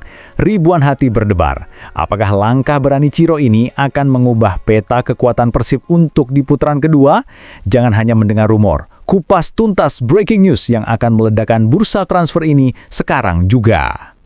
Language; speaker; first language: Indonesian; native; Indonesian